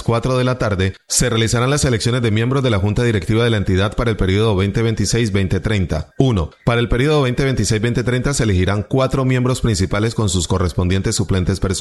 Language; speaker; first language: Spanish; native; Spanish